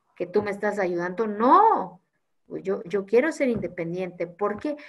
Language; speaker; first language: Spanish; non-native, local second language; Zapotec